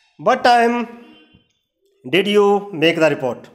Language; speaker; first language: English; non-native, learner; Hindi